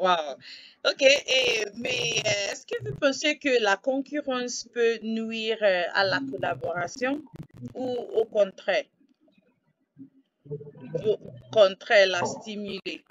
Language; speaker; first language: French; non-native, fluent; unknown